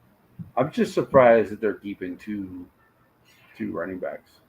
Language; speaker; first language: English; native; English